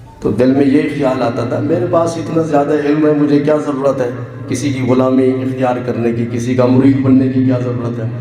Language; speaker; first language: Urdu; non-native, local second language; Punjabi